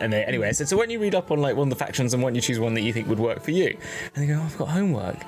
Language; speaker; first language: English; native; English